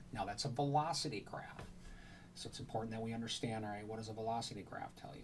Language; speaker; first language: English; native; English